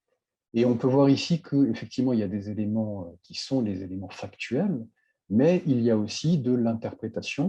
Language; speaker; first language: French; native; French